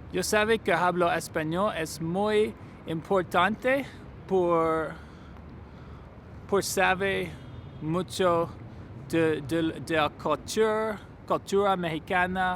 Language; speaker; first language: Spanish; non-native, learner; English